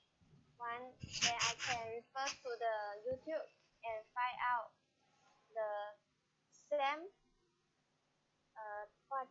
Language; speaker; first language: English; non-native, learner; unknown